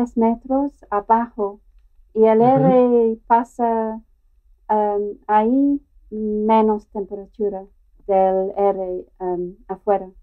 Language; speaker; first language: Spanish; non-native, learner; English